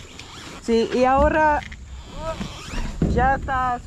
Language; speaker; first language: Spanish; non-native, learner; Dutch